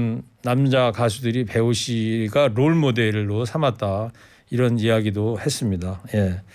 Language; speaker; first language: Korean; native; Korean